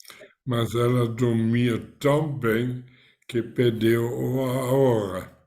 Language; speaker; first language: Portuguese; non-native, fluent; German